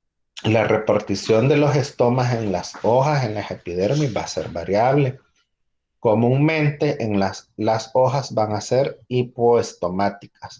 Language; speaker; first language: Spanish; native; Spanish